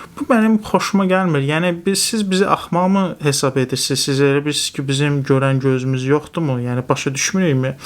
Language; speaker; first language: Azerbaijani; non-native, local second language; Talysh